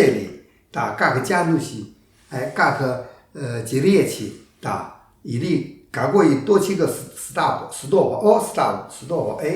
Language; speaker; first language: Russian; non-native, learner; Chinese